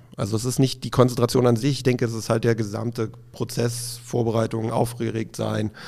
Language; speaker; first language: German; native; German